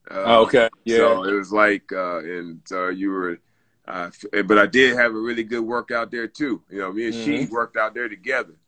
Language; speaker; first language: English; native; English